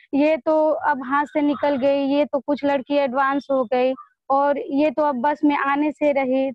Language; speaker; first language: Hindi; native; Hindi